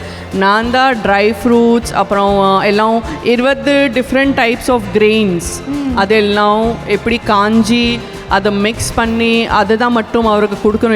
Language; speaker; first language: Tamil; non-native, local second language; Gujarati